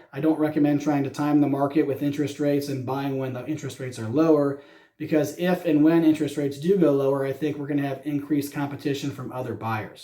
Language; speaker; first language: English; native; English